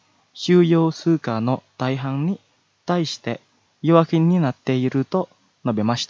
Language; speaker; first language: Japanese; non-native, fluent; Indonesian